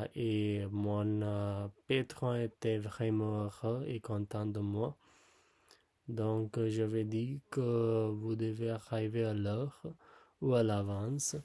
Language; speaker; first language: French; non-native, learner; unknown